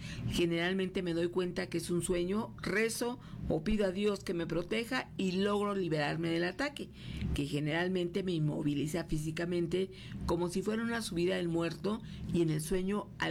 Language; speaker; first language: Spanish; native; Spanish